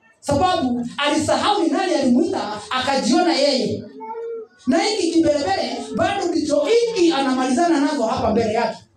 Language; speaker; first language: Swahili; non-native, local second language; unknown